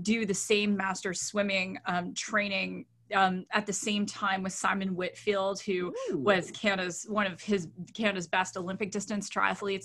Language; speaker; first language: English; native; English